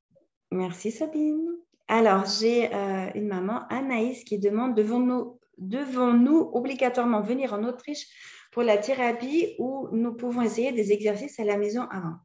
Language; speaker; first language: French; native; French